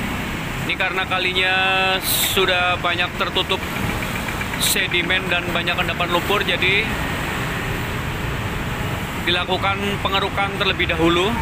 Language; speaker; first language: Indonesian; non-native, local second language; Javanese